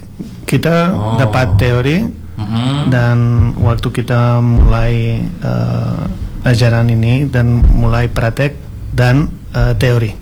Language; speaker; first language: Indonesian; non-native, learner; Spanish